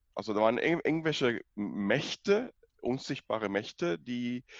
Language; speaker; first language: German; non-native, fluent; Spanish